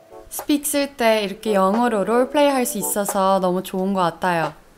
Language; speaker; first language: Korean; non-native, fluent; Norwegian